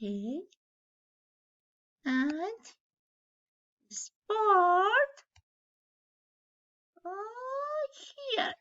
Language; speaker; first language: English; non-native, learner; Spanish